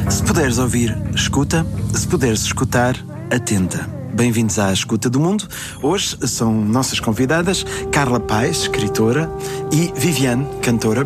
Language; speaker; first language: Portuguese; native; Portuguese